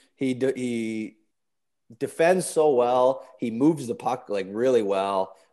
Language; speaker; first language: English; native; English